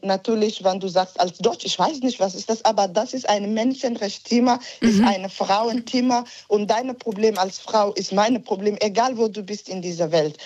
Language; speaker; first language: German; non-native, learner; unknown